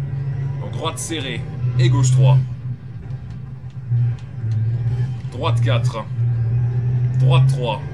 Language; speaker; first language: French; native; French